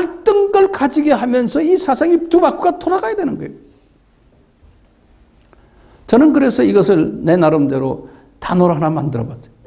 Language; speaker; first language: Korean; native; Korean